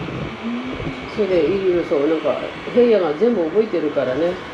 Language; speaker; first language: Japanese; non-native, learner; Filipino